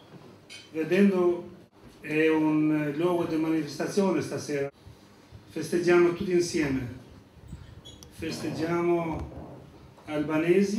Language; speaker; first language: Italian; non-native, fluent; Albanian